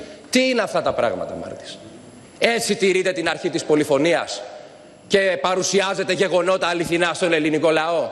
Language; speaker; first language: Greek; native; Greek